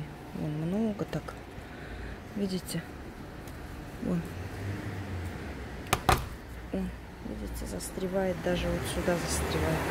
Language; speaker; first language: Russian; native; Russian